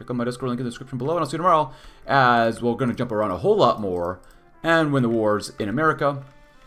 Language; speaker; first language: English; native; English